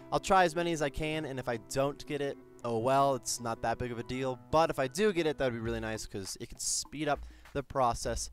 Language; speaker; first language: English; native; English